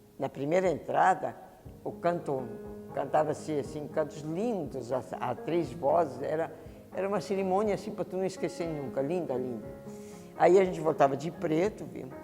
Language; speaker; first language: Portuguese; early bilingual, other home language; Italian